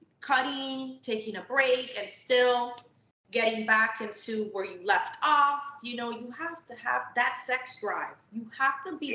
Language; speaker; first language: English; native; English